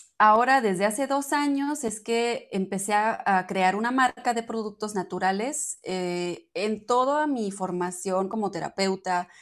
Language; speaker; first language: Spanish; non-native, fluent; German